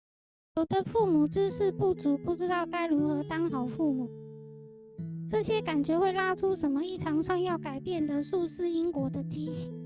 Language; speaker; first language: Chinese; native; Chinese